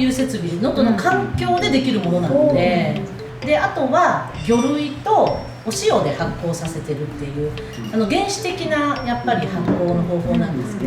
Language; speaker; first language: Japanese; native; Japanese